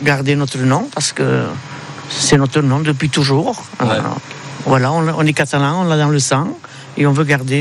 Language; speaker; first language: French; native; French